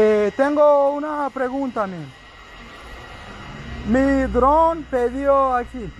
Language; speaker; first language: Spanish; non-native, learner; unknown